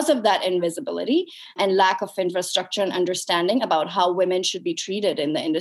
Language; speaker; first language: English; non-native, local second language; Urdu